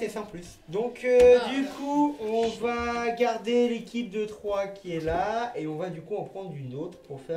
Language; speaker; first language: French; native; French